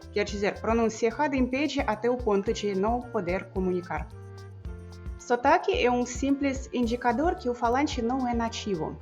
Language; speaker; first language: Portuguese; non-native, fluent; Russian